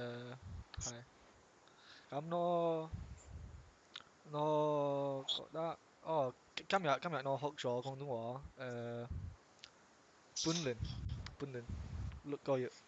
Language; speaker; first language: Chinese; non-native, learner; English